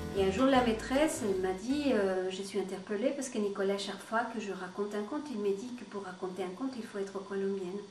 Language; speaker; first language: French; non-native, fluent; Spanish